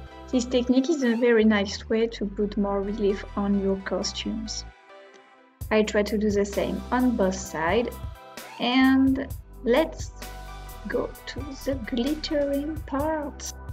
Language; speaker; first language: English; non-native, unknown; French